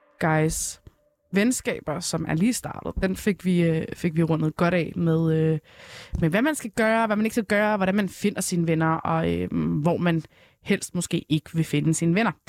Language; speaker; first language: Danish; early bilingual, other home language; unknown